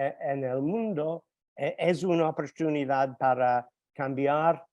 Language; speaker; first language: Spanish; non-native, fluent; English